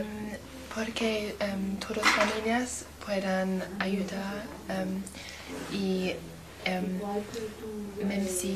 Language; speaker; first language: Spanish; non-native, learner; English